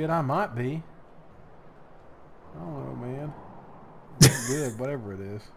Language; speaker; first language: English; native; English